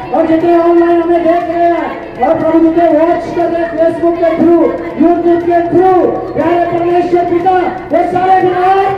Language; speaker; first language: Hindi; non-native, local second language; Punjabi